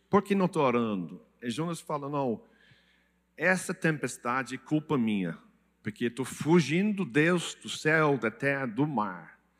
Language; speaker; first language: Portuguese; non-native, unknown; English